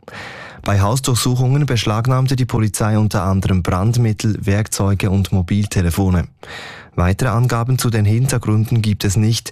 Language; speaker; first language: German; native; German